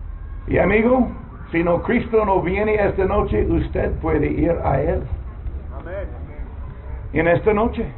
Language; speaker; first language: Spanish; non-native, learner; English